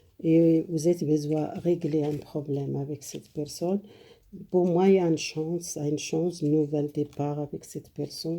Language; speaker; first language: French; non-native, learner; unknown